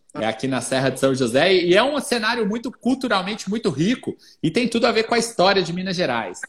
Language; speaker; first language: Portuguese; native; Portuguese